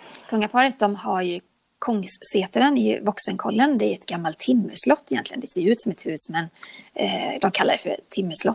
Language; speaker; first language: Swedish; native; Swedish